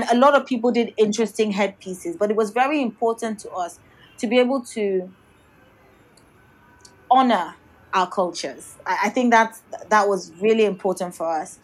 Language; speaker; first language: English; non-native, local second language; Yoruba